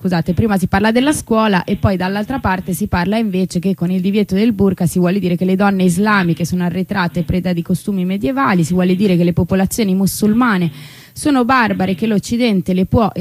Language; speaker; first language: Italian; native; Italian